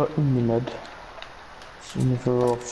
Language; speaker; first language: Swedish; early bilingual, other home language; Turkish